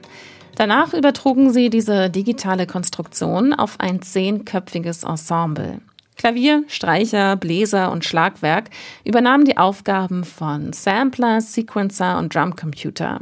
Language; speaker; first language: German; native; German